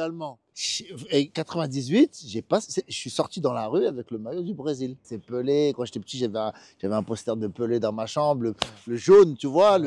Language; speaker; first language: French; native; French